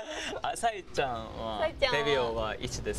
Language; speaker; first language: Japanese; non-native, learner; Korean